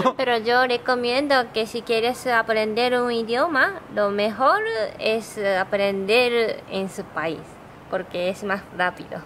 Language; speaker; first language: Spanish; non-native, fluent; Japanese